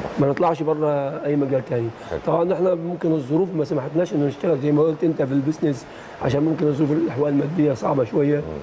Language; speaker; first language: Arabic; native; Arabic